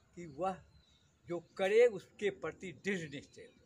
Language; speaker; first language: Hindi; native; Hindi